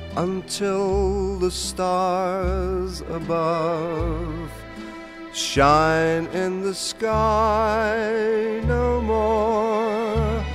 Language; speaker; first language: English; native; English